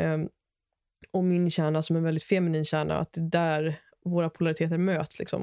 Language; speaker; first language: Swedish; native; Swedish